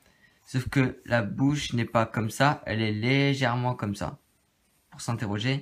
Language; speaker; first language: French; native; French